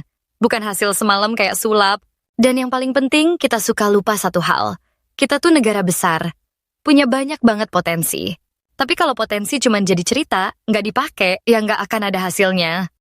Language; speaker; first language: Indonesian; native; Indonesian